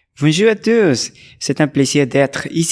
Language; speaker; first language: French; non-native, learner; Spanish